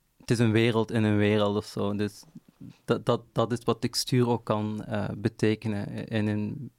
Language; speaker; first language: Dutch; non-native, local second language; Arabic